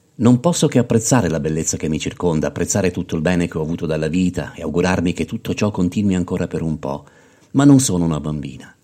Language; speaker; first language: Italian; native; Italian